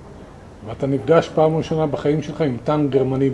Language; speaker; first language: Hebrew; native; Hebrew